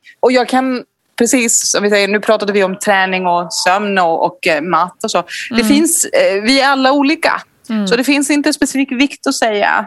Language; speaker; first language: Swedish; non-native, fluent; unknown